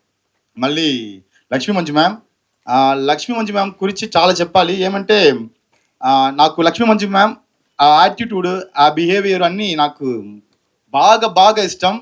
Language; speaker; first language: Telugu; non-native, fluent; Tamil